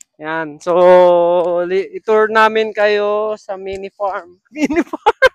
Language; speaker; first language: Filipino; non-native, local second language; Iloko